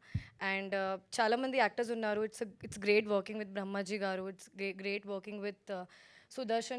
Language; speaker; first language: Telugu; non-native, fluent; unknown